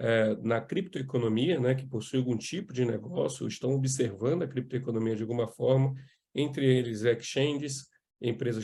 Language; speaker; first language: Portuguese; native; Portuguese